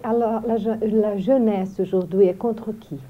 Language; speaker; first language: French; non-native, fluent; Portuguese